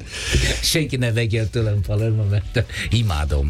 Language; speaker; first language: Hungarian; non-native, fluent; Italian